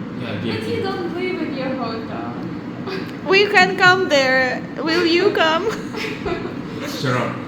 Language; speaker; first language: English; non-native, fluent; Ukrainian